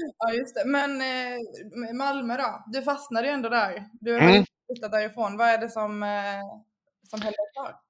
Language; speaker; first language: Swedish; native; Swedish